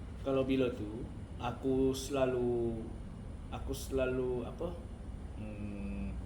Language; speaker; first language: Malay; non-native, learner; Korean